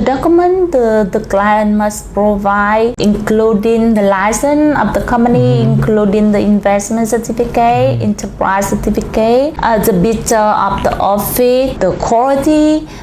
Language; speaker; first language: English; non-native, learner; Vietnamese